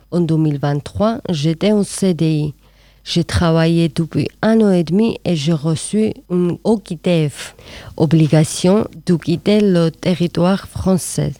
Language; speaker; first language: French; non-native, learner; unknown